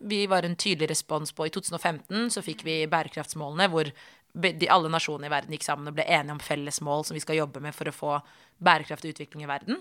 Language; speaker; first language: Norwegian; early bilingual, other home language; Tigrinya